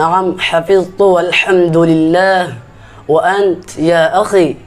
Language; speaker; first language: Arabic; non-native, learner; Urdu